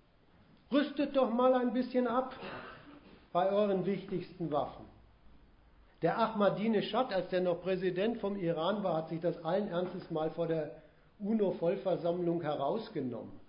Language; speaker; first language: German; native; German